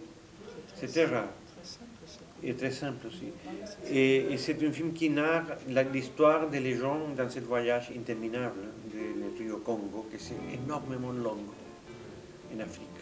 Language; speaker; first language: French; non-native, fluent; Spanish